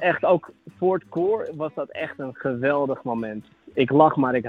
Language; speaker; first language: Dutch; native; Dutch